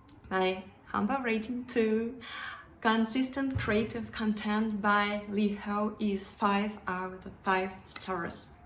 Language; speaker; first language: English; non-native, fluent; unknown